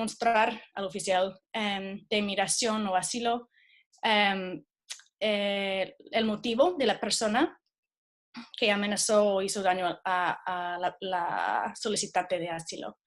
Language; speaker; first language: Spanish; non-native, fluent; English